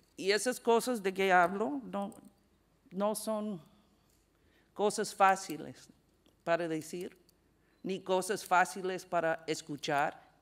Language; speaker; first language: Spanish; non-native, fluent; English